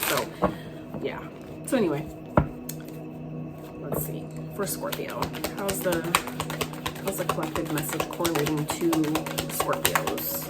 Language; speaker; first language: English; native; English